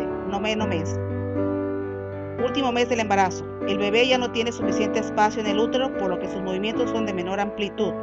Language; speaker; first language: Spanish; native; Spanish